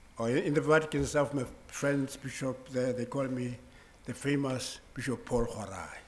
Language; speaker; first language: English; non-native, local second language; Southern Sotho